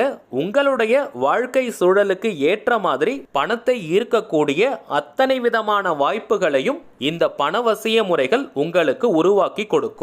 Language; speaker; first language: Tamil; native; Tamil